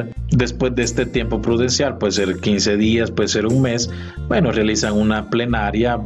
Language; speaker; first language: Spanish; native; Spanish